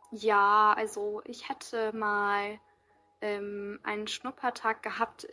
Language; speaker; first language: German; early bilingual, other home language; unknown